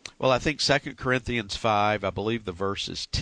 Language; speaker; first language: English; native; English